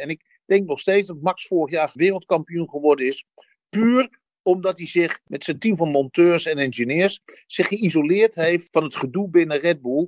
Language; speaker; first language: Dutch; native; Dutch